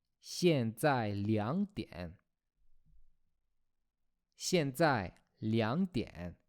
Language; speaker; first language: Chinese; non-native, fluent; Polish